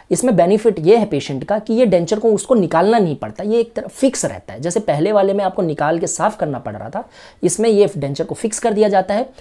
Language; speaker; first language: Hindi; native; Hindi